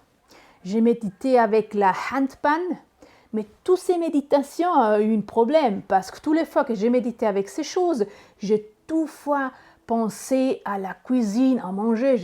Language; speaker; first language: French; non-native, learner; Italian